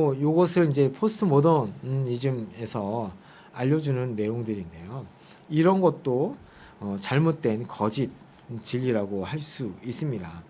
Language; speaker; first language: Korean; native; Korean